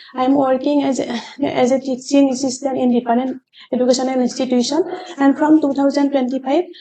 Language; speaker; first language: English; non-native, local second language; Assamese